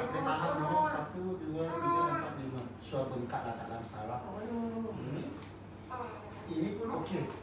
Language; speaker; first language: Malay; non-native, local second language; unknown